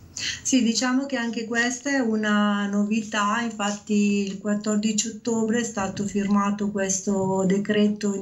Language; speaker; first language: Italian; native; Italian